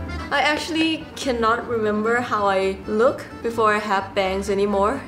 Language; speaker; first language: English; non-native, fluent; Thai